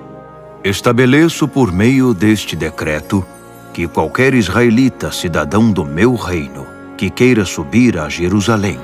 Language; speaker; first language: Portuguese; native; Portuguese